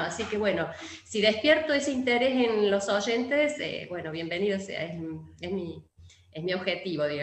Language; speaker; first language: Spanish; native; Spanish